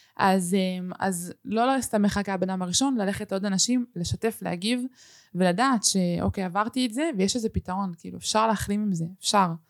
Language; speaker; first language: Hebrew; early bilingual, other home language; Spanish